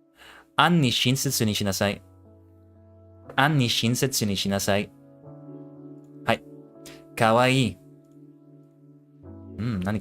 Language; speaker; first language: Japanese; non-native, learner; English